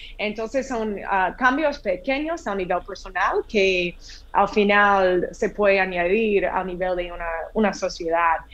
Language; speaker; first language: Spanish; non-native, fluent; English